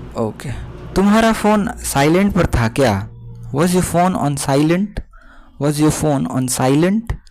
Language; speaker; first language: Hindi; native; Hindi